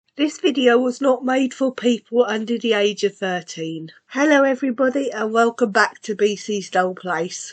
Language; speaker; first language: English; native; English